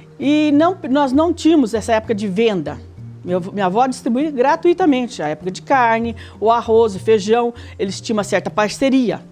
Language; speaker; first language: Portuguese; native; Portuguese